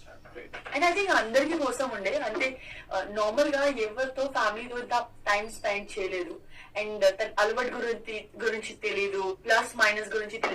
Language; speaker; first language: Telugu; non-native, learner; Gujarati